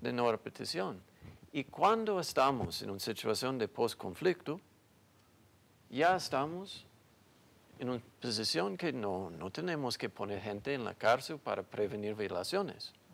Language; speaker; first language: Spanish; non-native, fluent; English